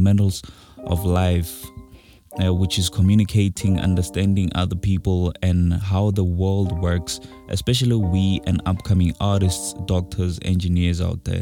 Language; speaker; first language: English; non-native, local second language; Tswana